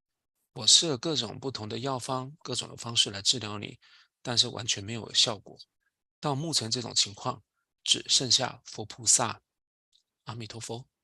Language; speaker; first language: Chinese; native; Chinese